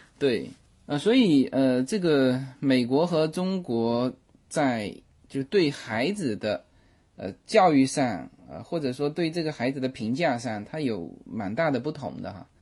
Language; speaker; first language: Chinese; native; Chinese